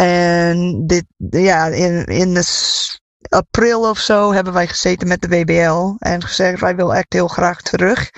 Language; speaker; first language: Dutch; non-native, fluent; English